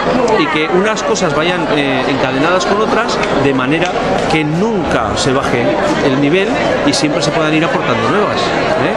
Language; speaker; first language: Spanish; native; Spanish